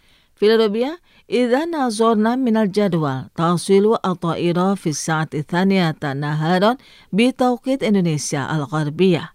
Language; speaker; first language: Arabic; non-native, fluent; Indonesian